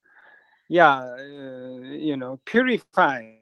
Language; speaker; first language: English; non-native, learner; Japanese